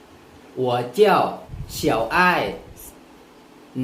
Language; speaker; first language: Chinese; non-native, learner; Lao